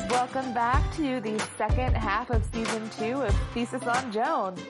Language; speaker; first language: English; native; English